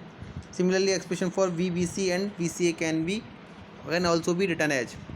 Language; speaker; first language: English; non-native, local second language; Hindi